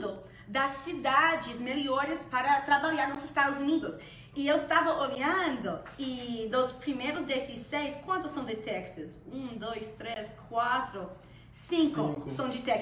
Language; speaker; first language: Portuguese; non-native, fluent; Spanish